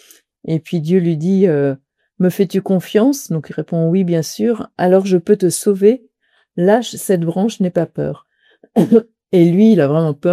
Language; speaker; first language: French; native; French